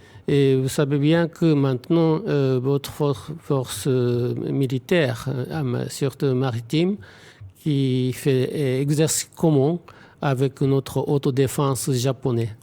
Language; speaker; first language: French; non-native, fluent; Japanese